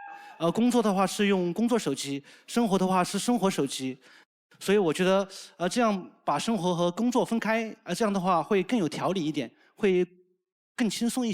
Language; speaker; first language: Chinese; native; Chinese